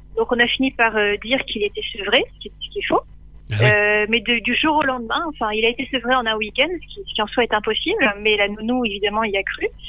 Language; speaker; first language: French; native; French